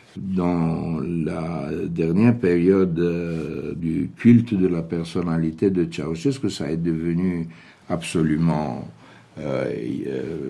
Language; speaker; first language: French; non-native, fluent; Romanian